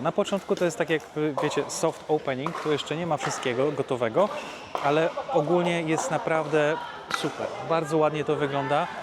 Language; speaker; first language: Polish; native; Polish